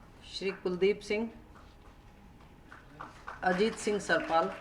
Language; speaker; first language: Hindi; native; Hindi